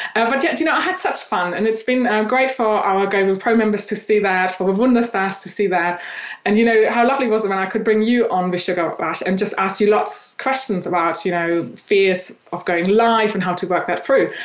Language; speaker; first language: English; non-native, fluent; German